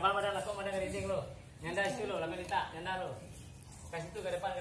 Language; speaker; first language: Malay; non-native, local second language; Minangkabau